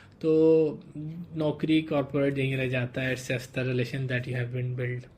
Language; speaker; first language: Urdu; non-native, local second language; Sindhi